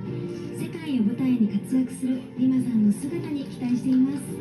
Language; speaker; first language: Japanese; native; Japanese